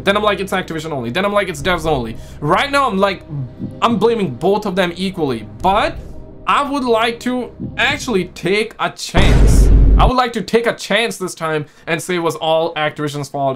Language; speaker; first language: English; native; English